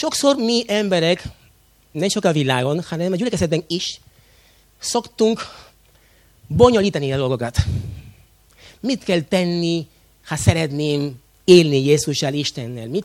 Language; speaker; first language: Hungarian; non-native, fluent; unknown